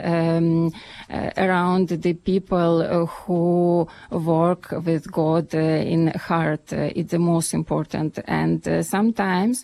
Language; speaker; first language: English; non-native, fluent; Ukrainian